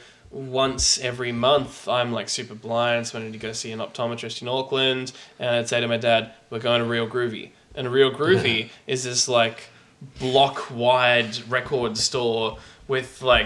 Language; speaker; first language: English; native; English